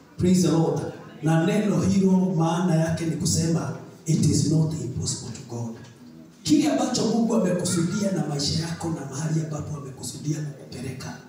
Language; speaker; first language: Swahili; non-native, local second language; Kikuyu